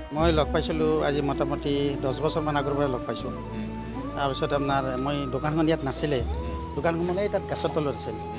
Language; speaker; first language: Assamese; non-native, local second language; Hindi